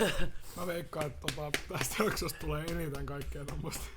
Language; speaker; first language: Finnish; native; Finnish